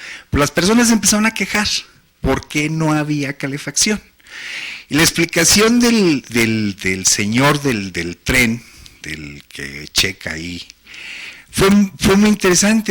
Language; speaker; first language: Spanish; native; Spanish